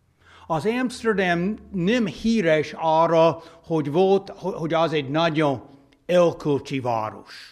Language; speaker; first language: Hungarian; non-native, fluent; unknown